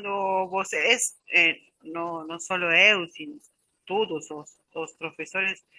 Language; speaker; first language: Portuguese; non-native, learner; Spanish